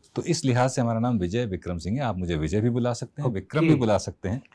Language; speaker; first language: Hindi; native; Hindi